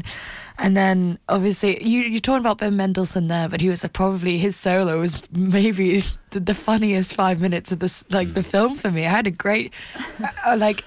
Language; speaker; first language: English; native; English